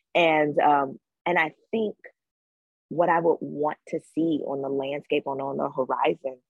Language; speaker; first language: English; native; English